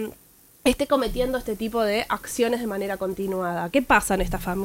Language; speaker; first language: Spanish; native; Spanish